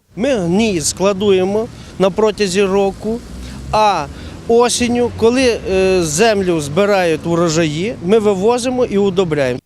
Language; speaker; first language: Ukrainian; native; Ukrainian